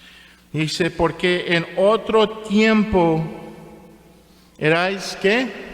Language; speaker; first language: Spanish; non-native, fluent; English